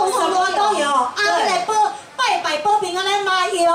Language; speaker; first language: Chinese; native; Chinese